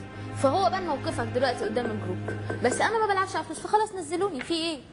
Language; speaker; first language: Arabic; native; Arabic